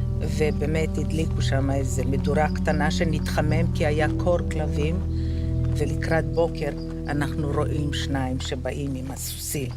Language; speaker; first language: Hebrew; early bilingual, other home language; Croatian